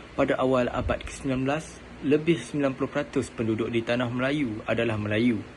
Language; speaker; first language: Malay; native; Malay